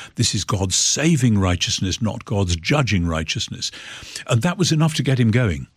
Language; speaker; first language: English; native; English